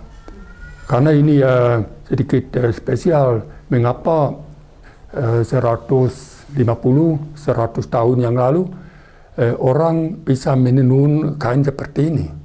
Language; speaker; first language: Indonesian; non-native, learner; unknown